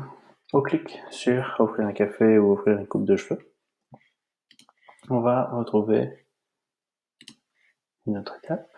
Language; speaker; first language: French; native; French